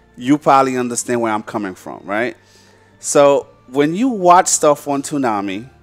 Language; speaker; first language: English; native; English